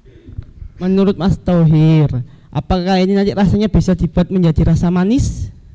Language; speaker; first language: Indonesian; native; Indonesian